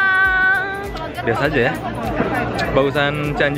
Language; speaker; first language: Indonesian; native; Indonesian